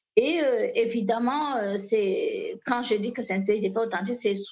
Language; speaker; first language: French; non-native, local second language; Fula